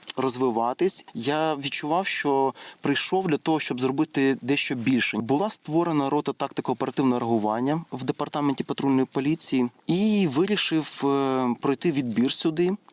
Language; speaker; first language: Ukrainian; native; Ukrainian